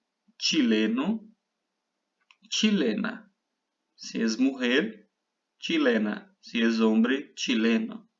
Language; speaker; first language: Spanish; non-native, fluent; Portuguese